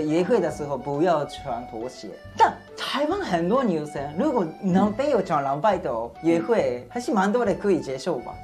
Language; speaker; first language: Chinese; non-native, fluent; Japanese